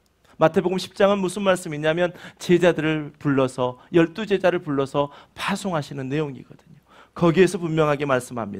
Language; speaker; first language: Korean; native; Korean